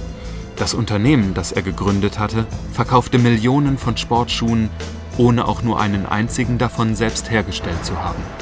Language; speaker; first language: German; native; German